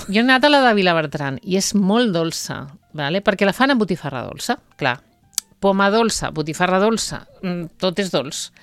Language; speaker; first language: Catalan; native; Catalan